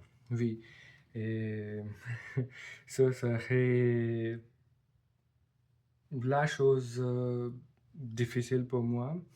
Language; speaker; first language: French; non-native, learner; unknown